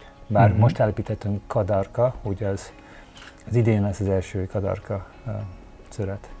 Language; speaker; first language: Hungarian; early bilingual, heritage; Hungarian